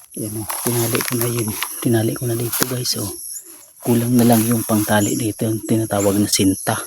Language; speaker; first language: Filipino; non-native, local second language; Bikol